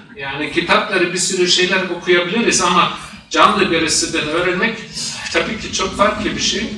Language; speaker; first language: Turkish; non-native, fluent; German